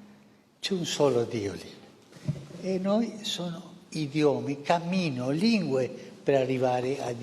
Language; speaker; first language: Italian; early bilingual, heritage; Spanish